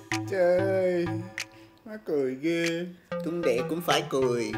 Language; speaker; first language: Vietnamese; non-native, fluent; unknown